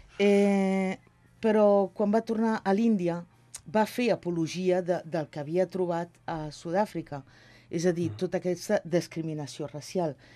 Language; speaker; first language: Catalan; non-native, local second language; Spanish